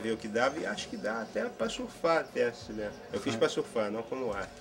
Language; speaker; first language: Portuguese; native; Portuguese